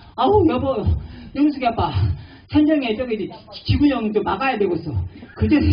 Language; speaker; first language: Korean; native; Korean